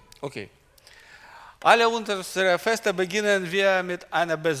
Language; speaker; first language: German; non-native, learner; Russian